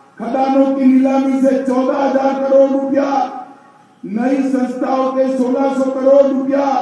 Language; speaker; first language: Hindi; non-native, local second language; Gujarati